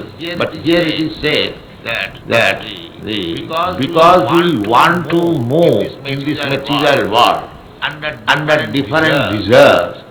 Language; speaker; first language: English; non-native, local second language; Bangla